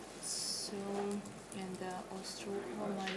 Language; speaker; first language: English; non-native, learner; Russian